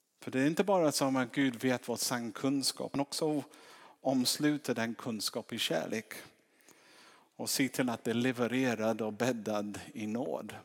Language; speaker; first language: Swedish; non-native, fluent; English